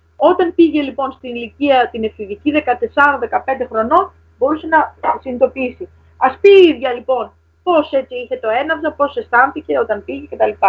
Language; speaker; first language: Greek; native; Greek